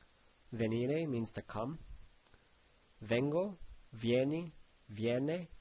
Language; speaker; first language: Italian; non-native, learner; English